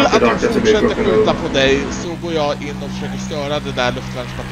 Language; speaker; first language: Swedish; native; Swedish